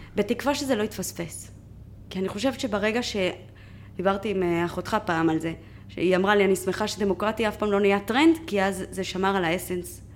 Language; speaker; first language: Hebrew; non-native, fluent; Spanish